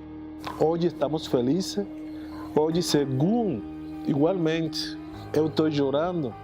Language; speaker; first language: Portuguese; non-native, fluent; Spanish